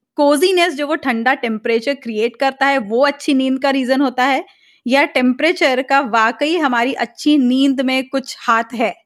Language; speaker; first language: Hindi; native; Hindi